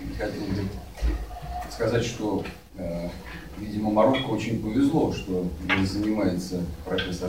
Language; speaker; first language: Russian; native; Russian